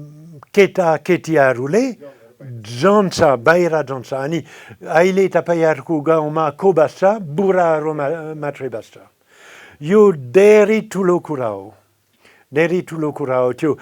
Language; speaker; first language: Nepali; non-native, fluent; French